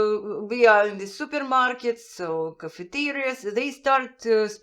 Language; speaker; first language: English; non-native, fluent; Russian